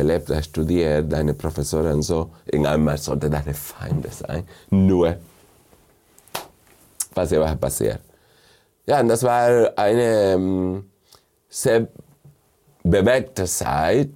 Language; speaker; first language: German; non-native, fluent; Spanish